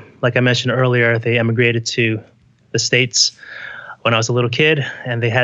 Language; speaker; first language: English; native; English